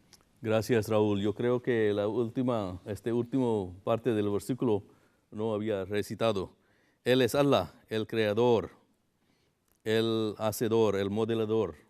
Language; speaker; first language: Spanish; non-native, fluent; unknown